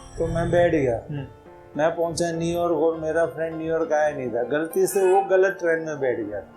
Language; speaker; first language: Hindi; non-native, local second language; Gujarati